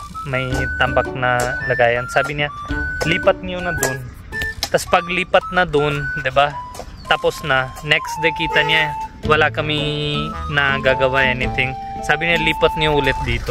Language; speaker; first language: Filipino; non-native, learner; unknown